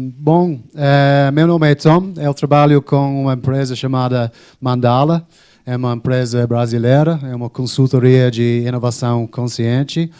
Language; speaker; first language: Portuguese; non-native, fluent; English